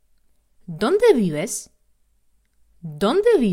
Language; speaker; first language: Spanish; non-native, fluent; Polish